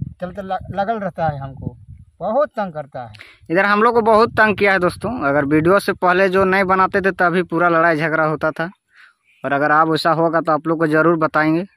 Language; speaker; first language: Hindi; native; Hindi